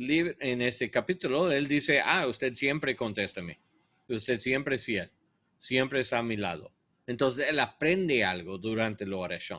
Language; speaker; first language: Spanish; non-native, learner; English